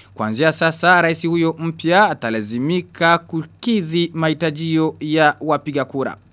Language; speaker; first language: Swahili; non-native, local second language; Rundi